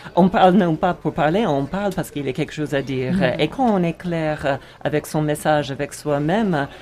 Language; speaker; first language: French; non-native, fluent; English